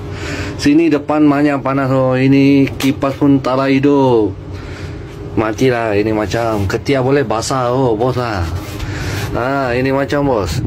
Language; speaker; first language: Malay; non-native, local second language; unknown